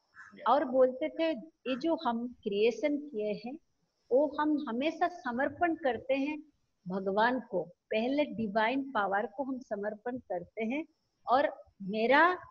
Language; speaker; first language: Hindi; non-native, local second language; Odia